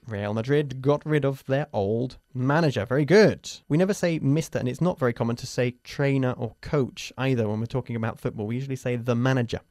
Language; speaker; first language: English; native; English